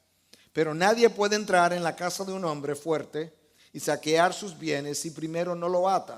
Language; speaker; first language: Spanish; native; Spanish